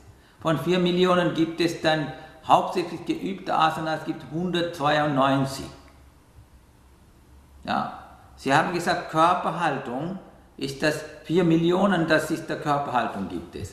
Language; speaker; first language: German; non-native, fluent; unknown